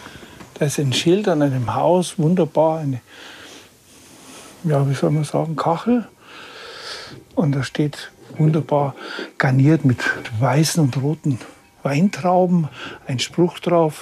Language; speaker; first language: German; native; German